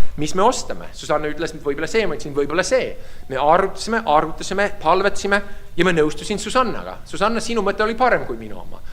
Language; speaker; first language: Estonian; early bilingual, heritage; Estonian